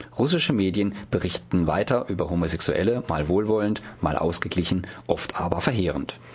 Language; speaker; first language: German; native; German